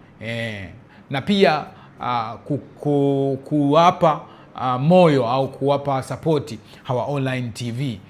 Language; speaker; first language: Swahili; early bilingual, heritage; Swahili